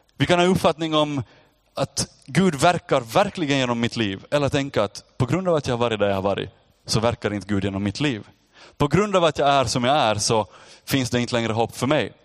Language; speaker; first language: Swedish; native; Swedish